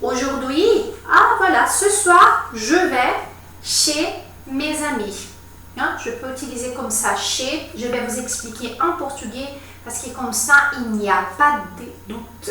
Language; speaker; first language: French; non-native, fluent; Portuguese